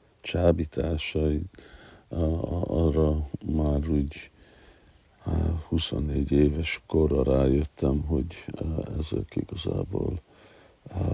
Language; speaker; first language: Hungarian; early bilingual, heritage; Hungarian